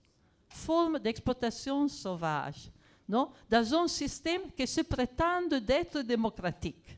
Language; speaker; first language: French; non-native, fluent; Italian